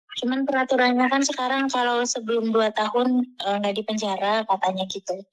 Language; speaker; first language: Indonesian; native; Indonesian